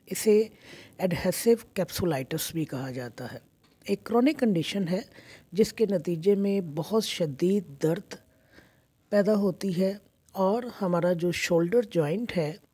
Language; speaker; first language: Urdu; native; Urdu